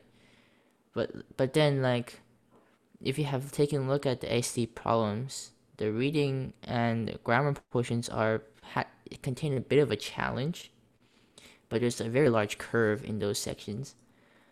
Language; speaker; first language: English; native; English